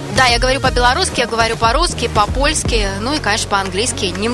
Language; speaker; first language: Russian; native; Russian